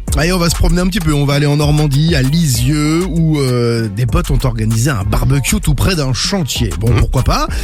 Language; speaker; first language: French; native; French